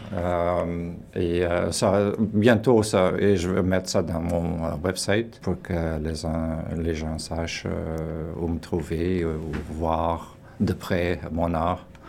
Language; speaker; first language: French; non-native, fluent; Portuguese